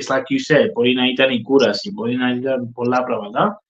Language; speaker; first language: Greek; early bilingual, heritage; English